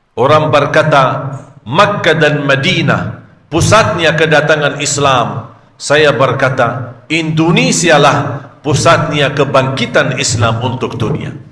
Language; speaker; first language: Malay; non-native, fluent; Arabic